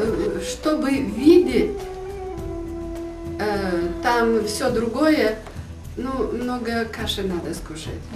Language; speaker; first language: Russian; non-native, fluent; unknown